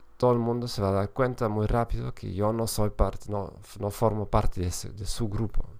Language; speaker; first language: Spanish; non-native, fluent; German